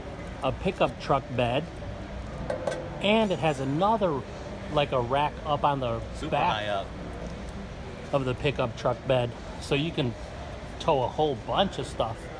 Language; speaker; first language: English; native; English